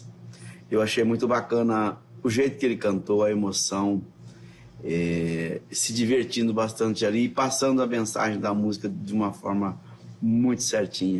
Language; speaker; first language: Portuguese; native; Portuguese